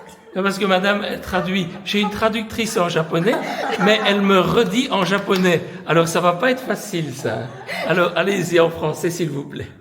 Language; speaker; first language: French; native; French